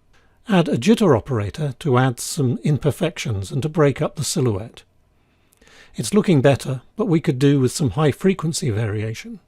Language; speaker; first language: English; native; English